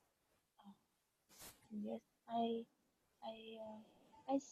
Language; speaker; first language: English; non-native, learner; Vietnamese